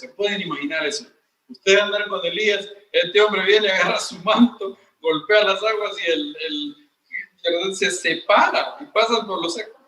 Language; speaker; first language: Spanish; native; Spanish